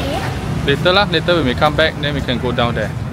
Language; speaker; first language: English; non-native, local second language; Chinese